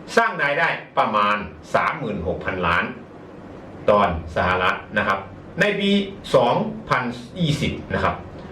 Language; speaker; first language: Thai; non-native, fluent; Chinese